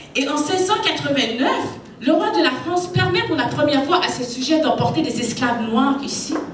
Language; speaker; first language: French; native; French